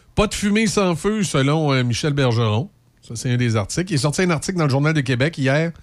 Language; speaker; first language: French; native; French